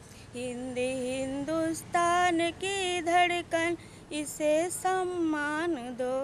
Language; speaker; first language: Hindi; native; Hindi